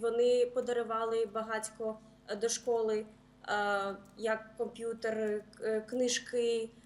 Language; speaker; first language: Ukrainian; early bilingual, heritage; Ukrainian